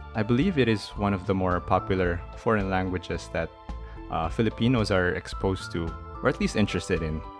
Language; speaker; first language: English; non-native, local second language; Filipino